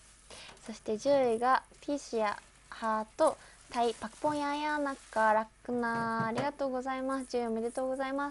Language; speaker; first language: Japanese; native; Japanese